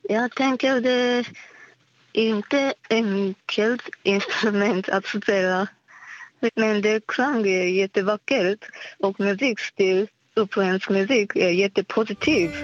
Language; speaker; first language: Swedish; non-native, learner; Japanese